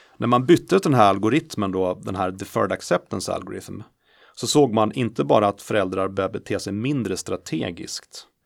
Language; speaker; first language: Swedish; native; Swedish